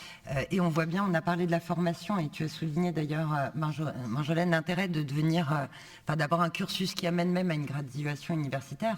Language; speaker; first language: French; native; French